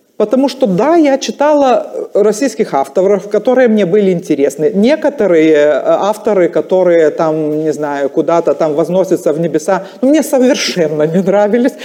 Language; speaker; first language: Russian; non-native, local second language; Lithuanian